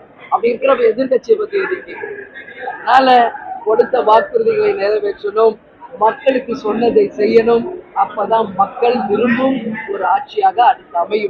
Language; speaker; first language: Tamil; native; Tamil